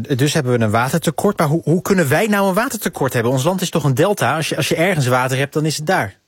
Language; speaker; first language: Dutch; native; Dutch